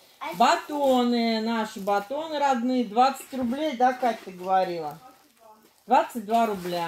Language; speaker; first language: Russian; native; Russian